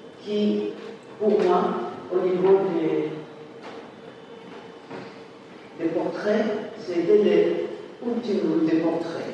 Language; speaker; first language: French; non-native, fluent; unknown